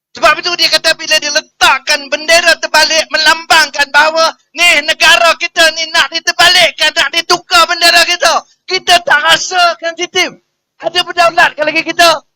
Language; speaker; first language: Malay; native; Malay